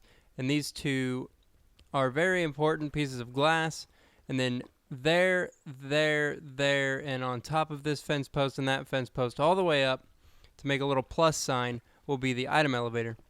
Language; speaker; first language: English; native; English